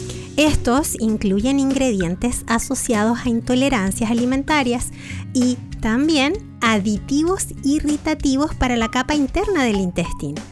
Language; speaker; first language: Spanish; native; Spanish